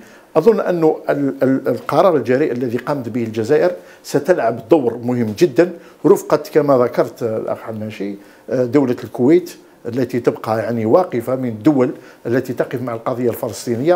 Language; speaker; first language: Arabic; native; Arabic